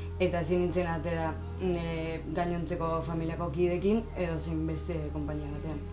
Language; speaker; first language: Basque; native; Basque